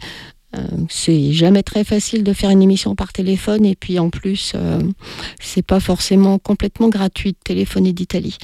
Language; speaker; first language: French; native; French